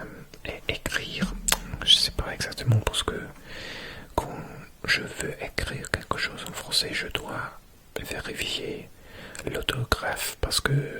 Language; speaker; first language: French; non-native, learner; English